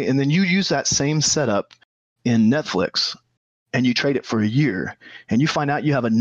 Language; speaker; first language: English; native; English